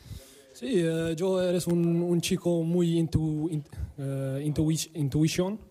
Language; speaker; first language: Spanish; non-native, learner; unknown